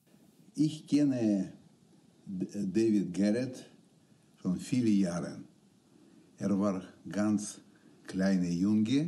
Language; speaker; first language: German; non-native, learner; Russian